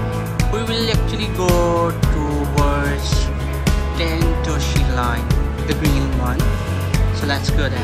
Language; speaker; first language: English; non-native, local second language; Urdu